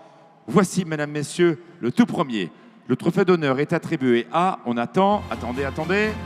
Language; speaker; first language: French; native; French